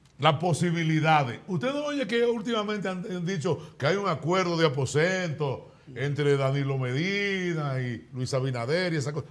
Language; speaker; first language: Spanish; native; Spanish